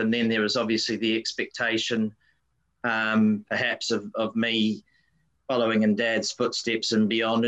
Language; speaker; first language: English; native; English